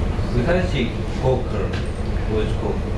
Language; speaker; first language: English; non-native, learner; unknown